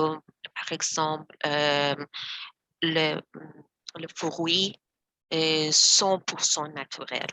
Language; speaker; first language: French; non-native, learner; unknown